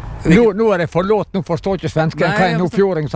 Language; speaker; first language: Norwegian; native; Norwegian